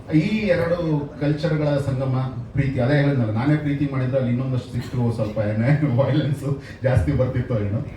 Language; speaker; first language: Kannada; native; Kannada